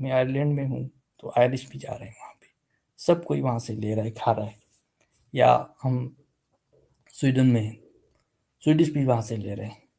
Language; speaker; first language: Urdu; non-native, local second language; Sindhi